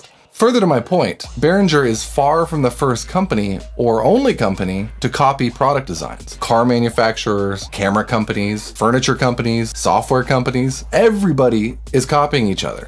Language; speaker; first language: English; native; English